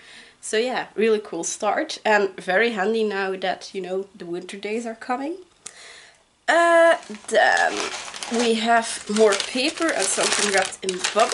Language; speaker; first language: English; non-native, fluent; Dutch